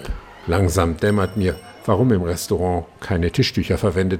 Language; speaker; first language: German; native; German